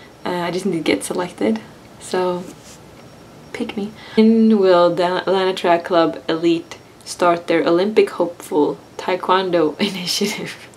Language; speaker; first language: English; non-native, fluent; Swedish